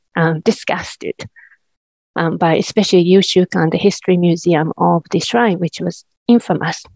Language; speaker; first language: English; non-native, fluent; Japanese